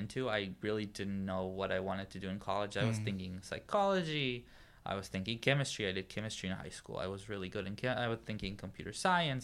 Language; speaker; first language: English; non-native, fluent; Hebrew